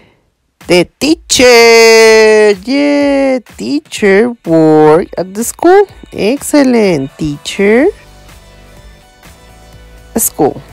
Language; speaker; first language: English; non-native, learner; Spanish